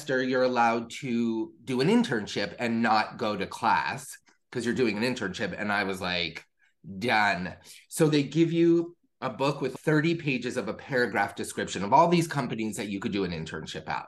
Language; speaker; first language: English; native; English